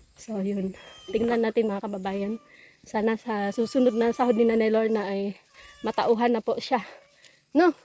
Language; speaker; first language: Filipino; non-native, local second language; Cebuano